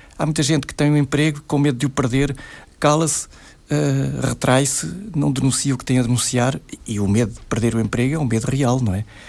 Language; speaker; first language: Portuguese; native; Portuguese